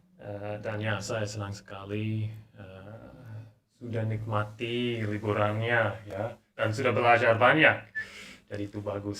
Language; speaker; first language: Indonesian; non-native, learner; English